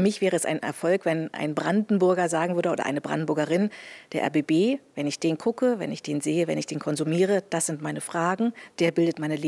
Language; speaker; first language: German; native; German